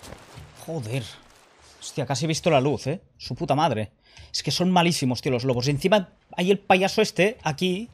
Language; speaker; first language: Spanish; native; Spanish